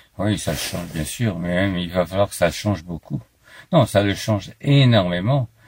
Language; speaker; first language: French; native; French